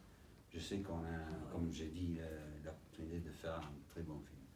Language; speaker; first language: French; non-native, fluent; English